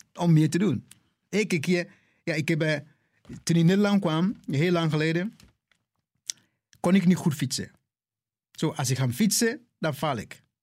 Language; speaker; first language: Dutch; non-native, fluent; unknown